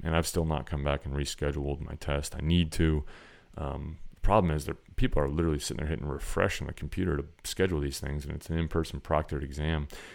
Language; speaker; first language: English; native; English